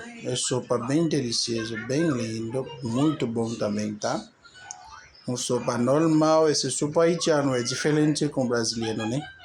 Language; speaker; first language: Portuguese; non-native, learner; Haitian Creole